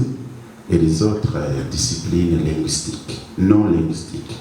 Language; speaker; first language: French; non-native, local second language; Rundi